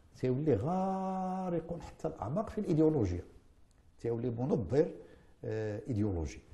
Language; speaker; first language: Arabic; native; Arabic